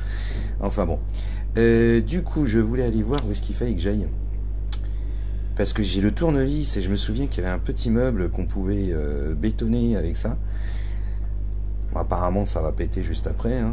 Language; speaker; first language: French; native; French